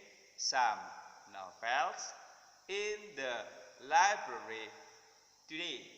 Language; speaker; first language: English; non-native, fluent; Indonesian